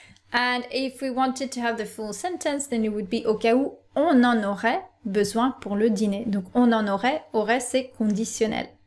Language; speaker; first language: French; native; French